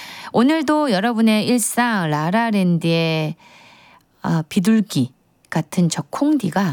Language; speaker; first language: Korean; native; Korean